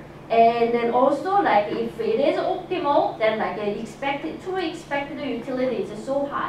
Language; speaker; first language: English; non-native, fluent; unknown